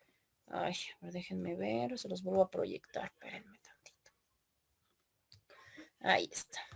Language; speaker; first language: Spanish; native; Spanish